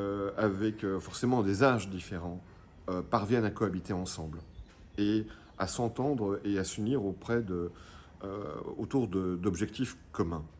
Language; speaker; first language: French; native; French